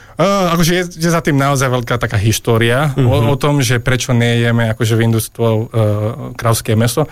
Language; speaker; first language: Slovak; non-native, fluent; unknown